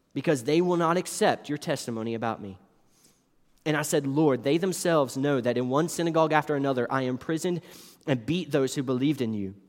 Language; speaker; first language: English; native; English